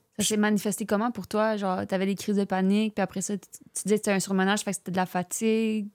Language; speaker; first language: French; native; French